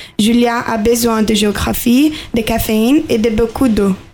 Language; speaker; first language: French; non-native, learner; Portuguese